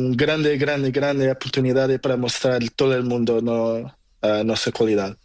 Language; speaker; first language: Spanish; non-native, learner; Portuguese